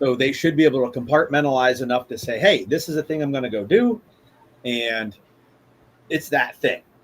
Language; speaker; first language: English; native; English